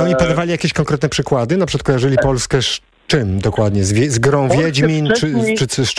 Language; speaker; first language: Polish; native; Polish